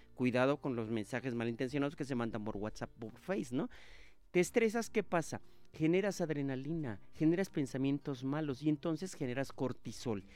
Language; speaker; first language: Spanish; native; Spanish